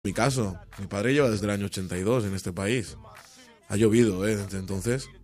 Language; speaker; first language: Spanish; early bilingual, other home language; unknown